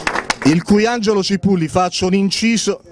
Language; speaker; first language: Italian; native; Italian